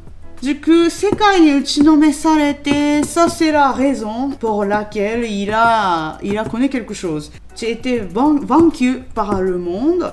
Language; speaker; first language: French; non-native, learner; Japanese